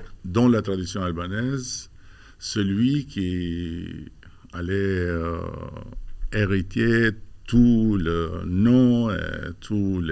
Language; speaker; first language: French; non-native, fluent; Albanian